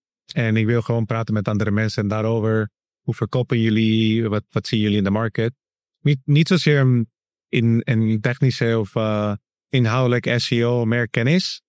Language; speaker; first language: Dutch; non-native, learner; Spanish